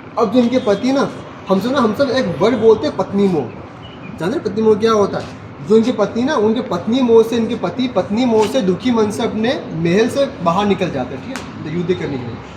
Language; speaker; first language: Hindi; native; Hindi